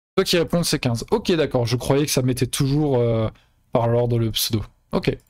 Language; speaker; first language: French; native; French